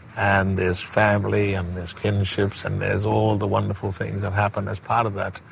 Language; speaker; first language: English; native; English